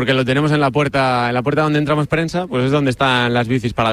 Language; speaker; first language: Spanish; native; Spanish